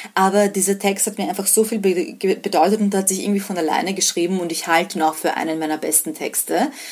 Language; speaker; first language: German; early bilingual, other home language; Serbian